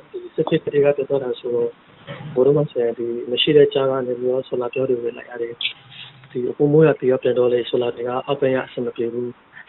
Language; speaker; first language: Burmese; native; Burmese